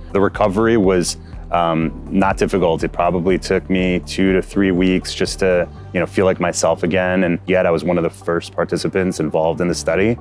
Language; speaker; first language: English; native; English